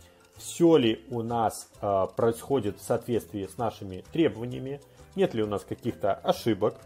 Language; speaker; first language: Russian; native; Russian